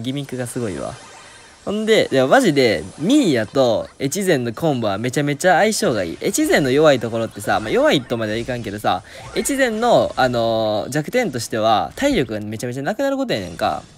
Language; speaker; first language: Japanese; native; Japanese